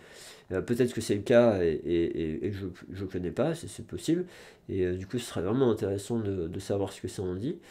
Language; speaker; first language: French; native; French